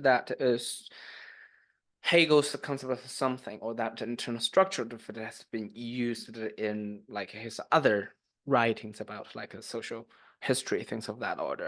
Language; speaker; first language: English; non-native, fluent; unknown